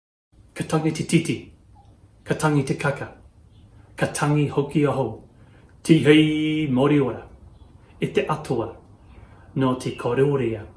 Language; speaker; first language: Māori; non-native, local second language; English